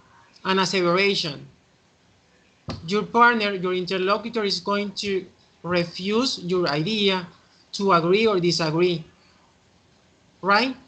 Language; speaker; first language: English; non-native, fluent; Spanish